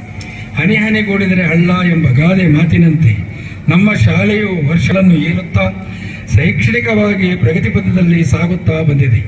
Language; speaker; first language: Kannada; native; Kannada